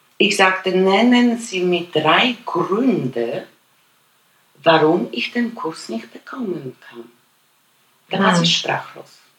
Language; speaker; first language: German; non-native, fluent; Polish